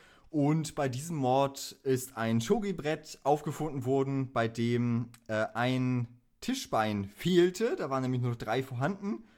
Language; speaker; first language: German; native; German